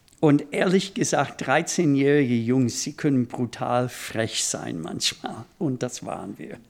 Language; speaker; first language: German; non-native, fluent; English